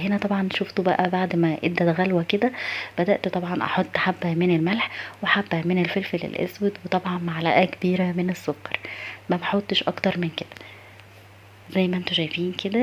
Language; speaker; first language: Arabic; native; Arabic